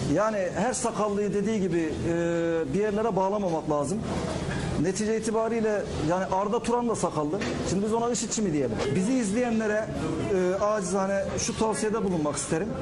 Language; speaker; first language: Turkish; native; Turkish